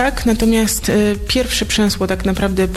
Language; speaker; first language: Polish; native; Polish